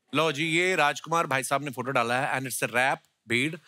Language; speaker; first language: Hindi; native; Hindi